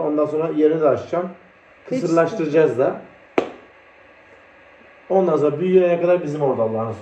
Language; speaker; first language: Turkish; native; Turkish